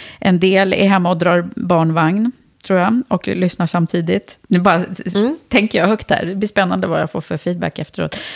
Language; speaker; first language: Swedish; native; Swedish